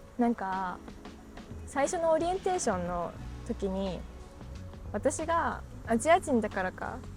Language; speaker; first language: Japanese; native; Japanese